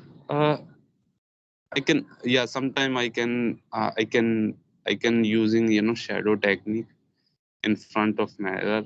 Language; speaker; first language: English; non-native, learner; Hindi